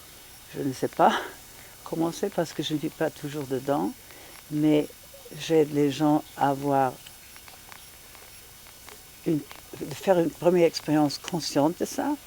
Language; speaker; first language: French; non-native, fluent; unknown